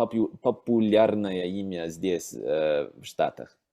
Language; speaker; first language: Russian; non-native, learner; English